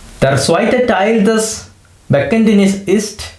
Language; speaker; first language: German; non-native, fluent; Malayalam